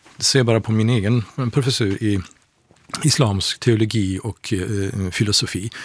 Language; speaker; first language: Swedish; non-native, fluent; Persian